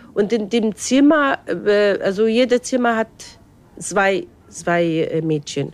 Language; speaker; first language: German; non-native, fluent; Arabic